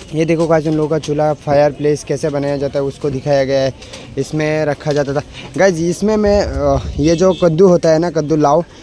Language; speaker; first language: Hindi; non-native, local second language; Assamese